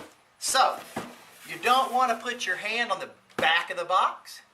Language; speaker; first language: English; native; English